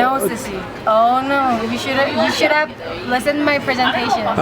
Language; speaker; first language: English; non-native, learner; Korean